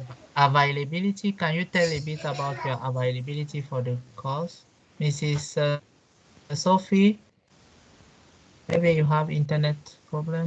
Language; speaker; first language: English; non-native, local second language; French